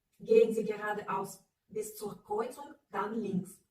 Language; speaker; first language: German; non-native, local second language; Ukrainian